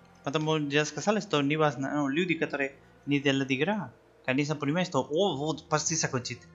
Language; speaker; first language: Russian; non-native, learner; Spanish